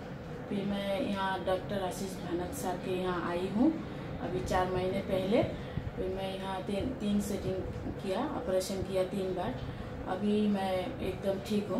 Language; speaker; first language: Hindi; non-native, local second language; Assamese